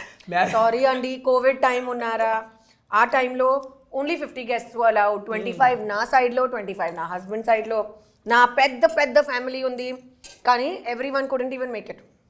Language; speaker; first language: Telugu; non-native, learner; Hindi